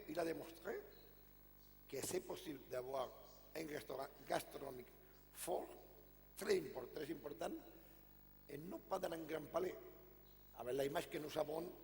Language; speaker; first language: French; non-native, fluent; Catalan